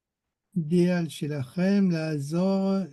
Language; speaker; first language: Hebrew; non-native, learner; French